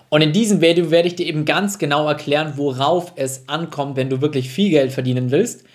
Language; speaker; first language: German; native; German